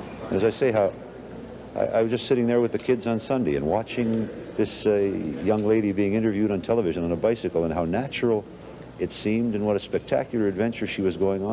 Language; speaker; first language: English; native; English